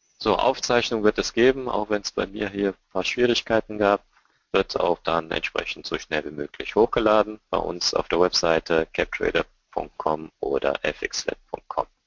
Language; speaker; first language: German; native; German